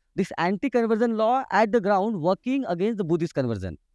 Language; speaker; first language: English; non-native, local second language; Marathi